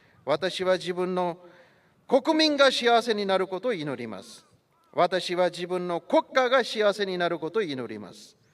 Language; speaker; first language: Japanese; non-native, fluent; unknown